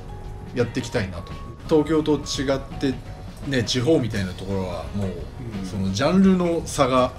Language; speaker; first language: Japanese; native; Japanese